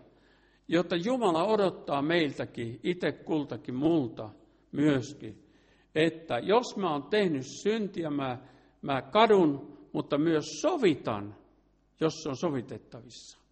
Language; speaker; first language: Finnish; native; Finnish